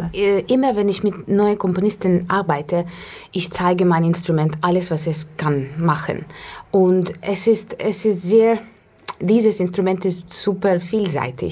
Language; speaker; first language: German; non-native, learner; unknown